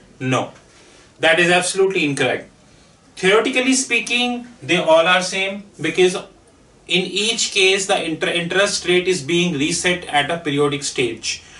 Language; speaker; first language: English; non-native, local second language; Hindi